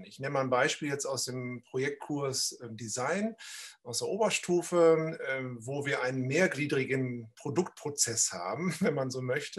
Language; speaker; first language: German; native; German